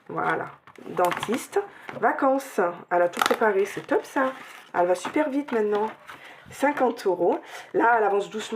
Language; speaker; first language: French; native; French